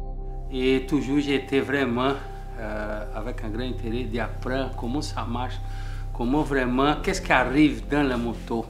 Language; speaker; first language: French; non-native, fluent; Portuguese